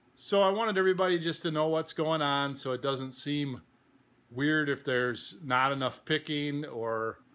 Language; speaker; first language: English; native; English